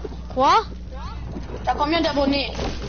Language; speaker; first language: French; non-native, local second language; English